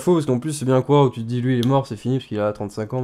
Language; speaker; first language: French; native; French